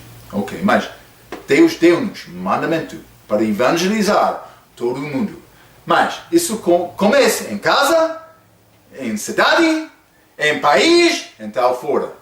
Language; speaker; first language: Portuguese; non-native, fluent; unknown